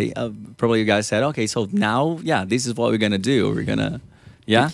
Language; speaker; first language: English; non-native, fluent; Portuguese